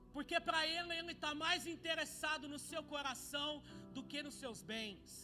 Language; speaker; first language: Portuguese; native; Portuguese